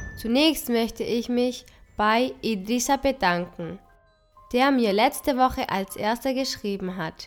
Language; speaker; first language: German; non-native, fluent; Spanish